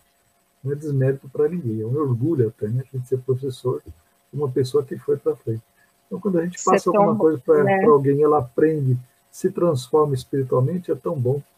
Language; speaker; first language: Portuguese; native; Portuguese